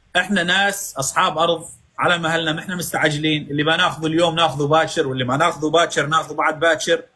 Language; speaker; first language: Arabic; native; Arabic